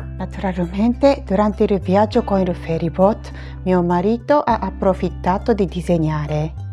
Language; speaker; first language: Italian; non-native, fluent; Japanese